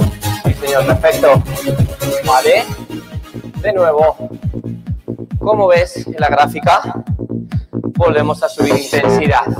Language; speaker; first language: Spanish; native; Spanish